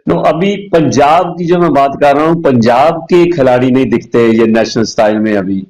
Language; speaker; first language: Hindi; non-native, local second language; Punjabi